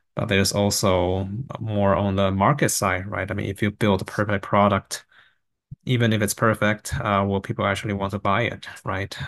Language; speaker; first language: English; non-native, fluent; Chinese